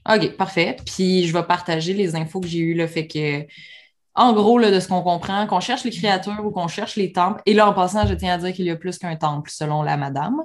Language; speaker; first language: French; native; French